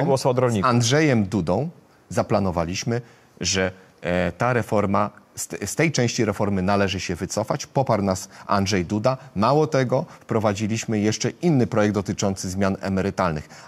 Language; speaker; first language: Polish; native; Polish